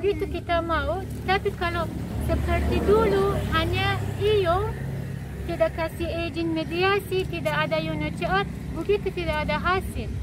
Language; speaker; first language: Indonesian; non-native, learner; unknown